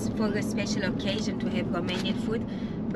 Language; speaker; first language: English; non-native, fluent; Romanian